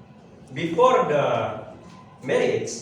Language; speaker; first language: English; non-native, learner; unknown